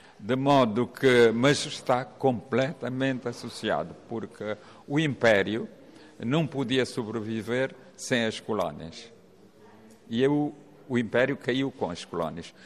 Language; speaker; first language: Portuguese; non-native, local second language; Kabuverdianu